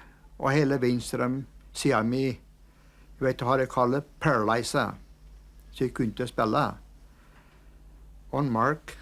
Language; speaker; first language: Norwegian; early bilingual, heritage; English